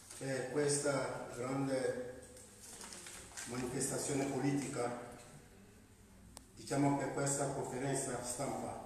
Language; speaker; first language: Italian; non-native, fluent; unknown